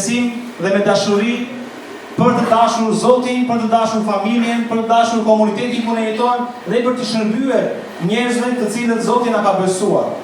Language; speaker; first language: Albanian; native; Albanian